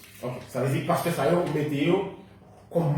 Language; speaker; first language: Haitian Creole; native; Haitian Creole